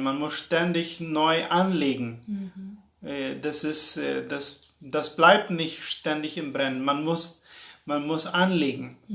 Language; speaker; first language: German; non-native, local second language; Plautdietsch